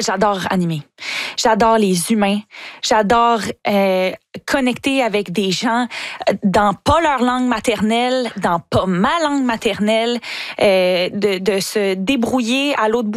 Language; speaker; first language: French; native; French